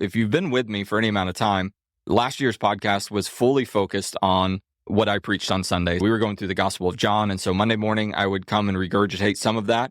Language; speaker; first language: English; native; English